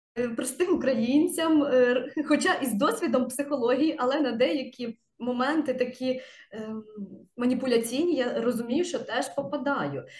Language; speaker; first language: Ukrainian; native; Ukrainian